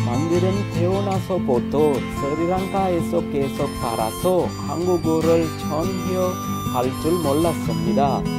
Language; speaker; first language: Korean; non-native, fluent; Sinhala